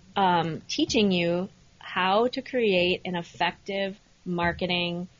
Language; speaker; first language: English; native; English